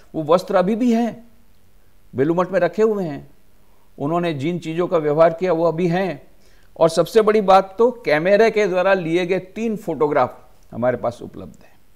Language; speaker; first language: Hindi; non-native, local second language; Gujarati